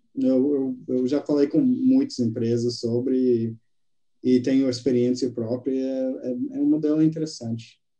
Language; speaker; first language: Portuguese; non-native, fluent; English